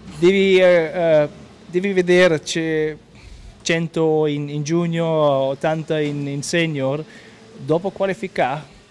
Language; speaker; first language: Italian; non-native, learner; German